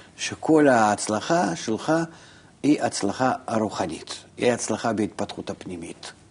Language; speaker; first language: Hebrew; non-native, fluent; Russian